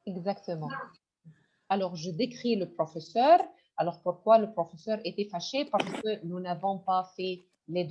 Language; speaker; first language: French; non-native, fluent; Arabic